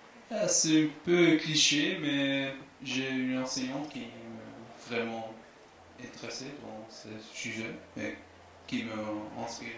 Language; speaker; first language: French; non-native, fluent; Dutch